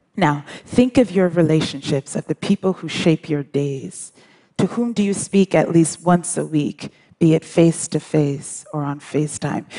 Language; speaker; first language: English; native; English